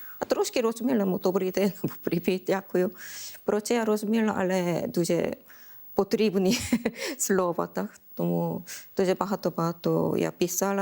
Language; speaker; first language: Ukrainian; non-native, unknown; Korean